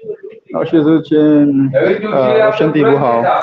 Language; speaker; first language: Chinese; non-native, learner; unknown